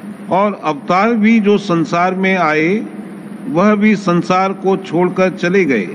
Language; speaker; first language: Hindi; native; Hindi